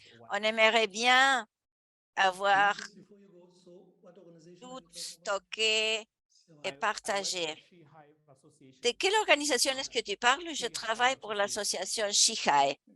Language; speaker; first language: French; non-native, fluent; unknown